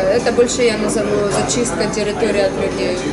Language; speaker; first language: Russian; native; Russian